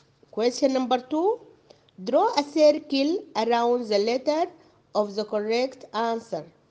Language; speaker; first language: English; non-native, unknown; Arabic